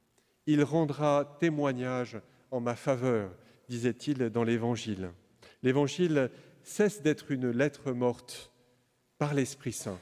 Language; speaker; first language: French; native; French